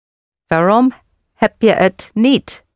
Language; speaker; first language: Dutch; non-native, learner; English